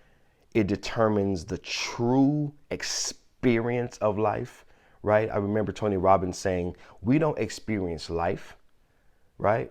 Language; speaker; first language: English; native; English